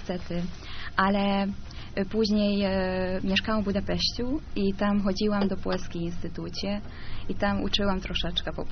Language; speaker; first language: Polish; non-native, learner; Hungarian